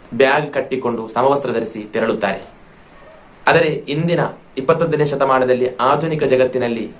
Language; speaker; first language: Kannada; non-native, local second language; Malayalam